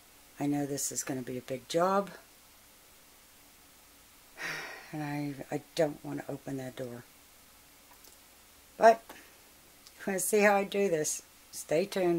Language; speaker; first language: English; native; English